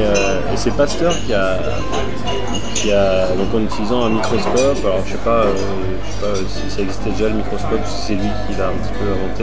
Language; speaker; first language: French; native; French